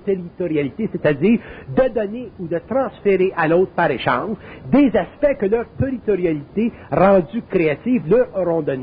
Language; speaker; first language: French; native; French